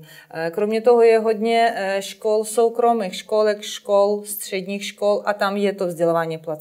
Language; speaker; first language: Czech; non-native, fluent; Ukrainian